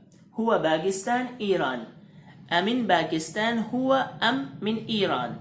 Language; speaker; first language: Arabic; non-native, fluent; Urdu